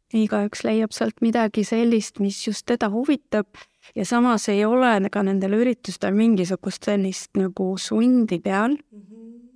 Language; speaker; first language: Estonian; non-native, local second language; Russian